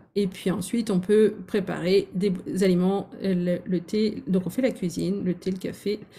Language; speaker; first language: French; native; French